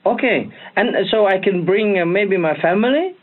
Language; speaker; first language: English; non-native, learner; Norwegian